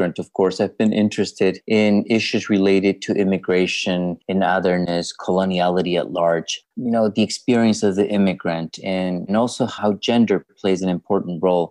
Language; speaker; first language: English; non-native, fluent; Spanish